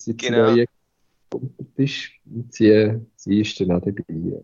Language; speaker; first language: German; native; German